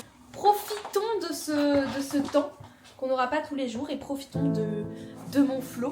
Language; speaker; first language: French; native; French